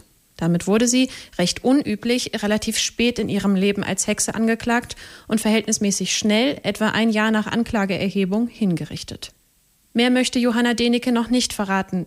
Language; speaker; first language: German; native; German